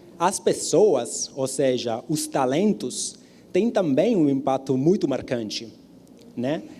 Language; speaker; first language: Portuguese; non-native, fluent; Italian